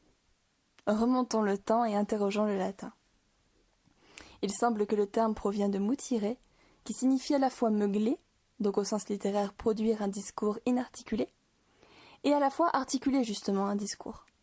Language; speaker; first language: French; native; French